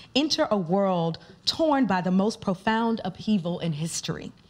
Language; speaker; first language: English; native; English